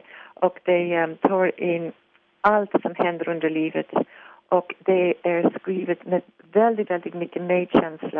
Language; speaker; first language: Swedish; non-native, fluent; English